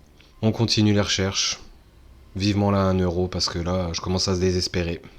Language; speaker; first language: French; native; French